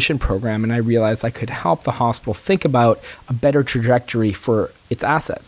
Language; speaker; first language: English; native; English